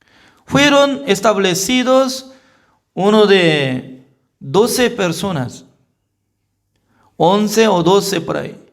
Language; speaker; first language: Spanish; non-native, fluent; Korean